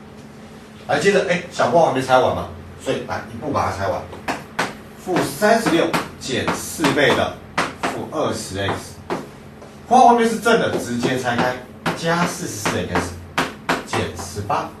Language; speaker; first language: Chinese; native; Chinese